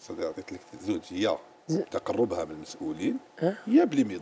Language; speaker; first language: Arabic; native; Arabic